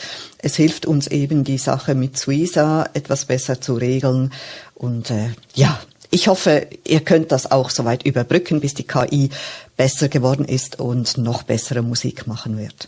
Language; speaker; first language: German; native; German